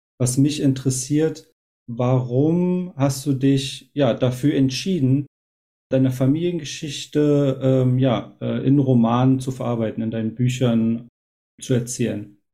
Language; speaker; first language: German; early bilingual, heritage; German